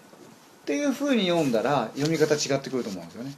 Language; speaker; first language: Japanese; native; Japanese